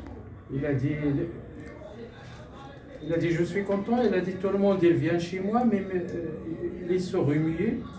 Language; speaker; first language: French; non-native, local second language; Arabic